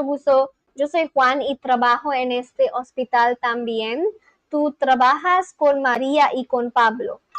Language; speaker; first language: Spanish; non-native, learner; Bangla